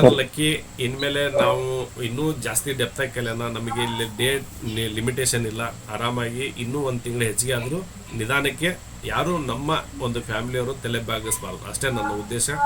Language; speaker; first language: Kannada; native; Kannada